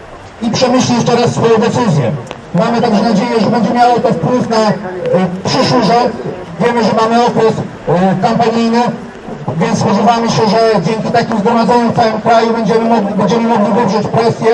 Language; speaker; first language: Polish; native; Polish